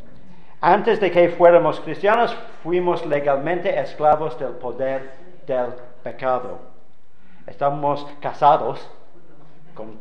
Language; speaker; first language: Spanish; non-native, fluent; English